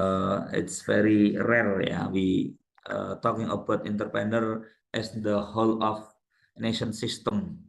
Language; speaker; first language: English; non-native, local second language; Indonesian